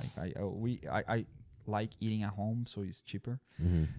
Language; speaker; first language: English; non-native, fluent; Portuguese